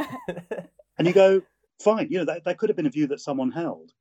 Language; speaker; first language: English; native; English